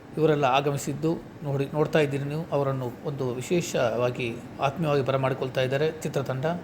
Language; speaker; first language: Kannada; non-native, local second language; Tulu